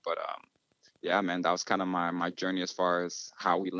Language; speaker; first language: English; early bilingual, other home language; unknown